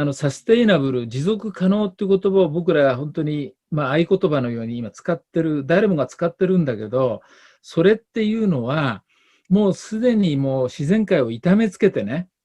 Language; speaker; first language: Japanese; native; Japanese